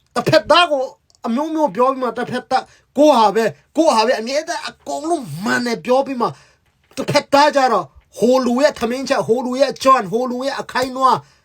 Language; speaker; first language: Burmese; non-native, local second language; Hakha Chin